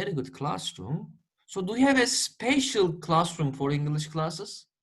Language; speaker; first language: English; non-native, fluent; Turkish